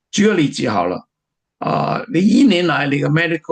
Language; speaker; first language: Chinese; native; Chinese